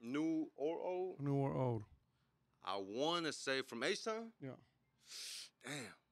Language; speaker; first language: English; native; English